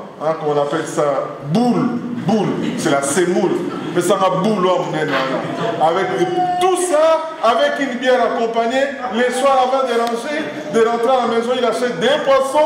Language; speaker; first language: French; non-native, local second language; Lingala